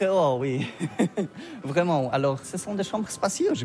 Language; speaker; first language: French; non-native, learner; Polish